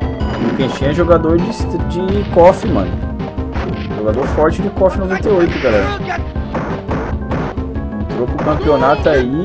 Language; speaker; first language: Portuguese; native; Portuguese